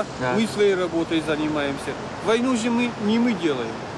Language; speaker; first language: Russian; native; Russian